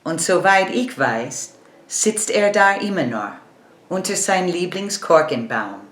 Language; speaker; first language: German; non-native, learner; English